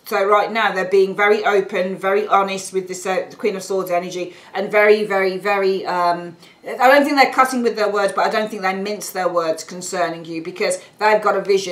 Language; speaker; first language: English; native; English